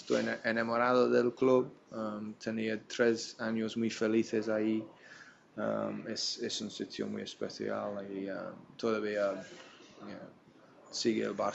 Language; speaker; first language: Spanish; non-native, fluent; English